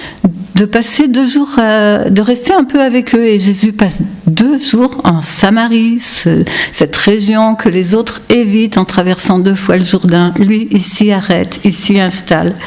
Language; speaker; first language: French; native; French